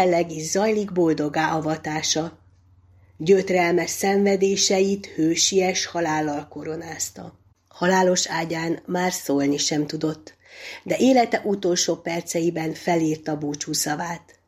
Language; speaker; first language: Hungarian; native; Hungarian